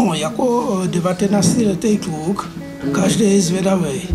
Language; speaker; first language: Czech; non-native, fluent; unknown